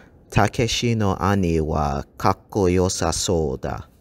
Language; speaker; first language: English; native; English